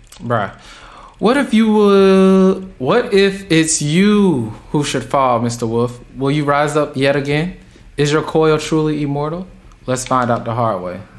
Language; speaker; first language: English; native; English